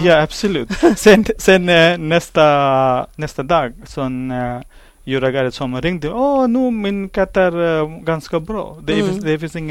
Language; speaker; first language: Swedish; non-native, learner; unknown